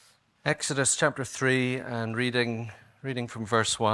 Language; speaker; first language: English; native; English